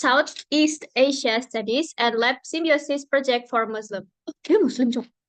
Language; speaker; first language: English; non-native, learner; Indonesian